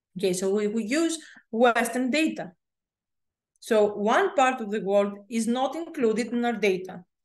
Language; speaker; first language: English; non-native, fluent; Greek